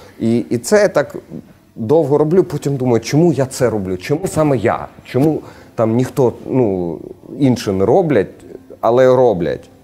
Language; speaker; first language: Ukrainian; non-native, local second language; Russian